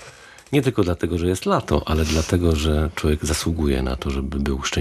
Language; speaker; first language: Polish; native; Polish